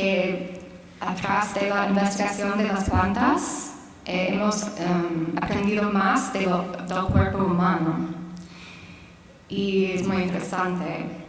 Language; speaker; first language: Spanish; non-native, fluent; English